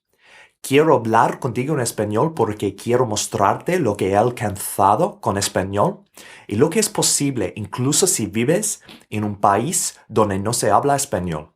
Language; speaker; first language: Spanish; non-native, fluent; English